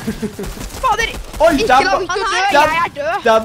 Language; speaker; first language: Norwegian; native; Norwegian